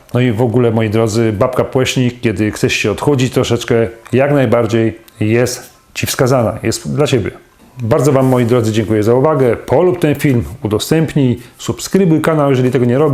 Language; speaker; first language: Polish; native; Polish